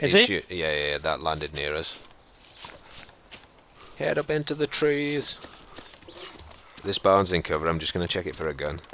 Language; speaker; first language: English; native; English